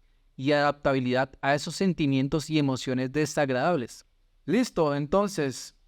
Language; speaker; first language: Spanish; native; Spanish